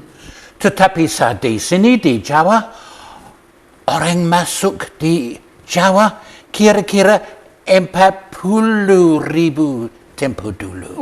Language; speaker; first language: Indonesian; non-native, learner; English